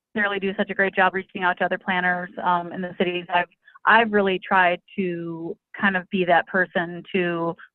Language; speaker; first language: English; native; English